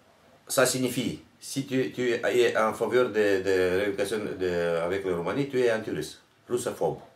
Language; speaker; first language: French; non-native, fluent; Romanian